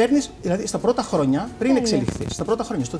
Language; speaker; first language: Greek; native; Greek